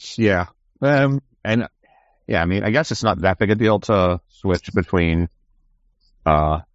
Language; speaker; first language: English; native; English